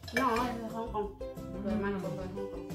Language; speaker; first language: Spanish; non-native, learner; Indonesian